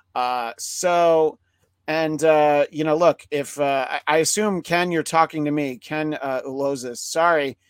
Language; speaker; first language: English; native; English